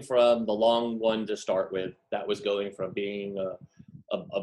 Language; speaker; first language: English; native; English